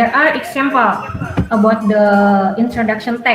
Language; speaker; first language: English; non-native, learner; Indonesian